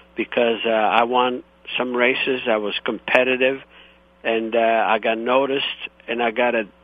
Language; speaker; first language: English; non-native, fluent; Croatian